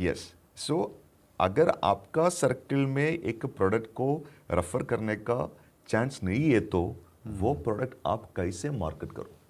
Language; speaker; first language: Hindi; non-native, local second language; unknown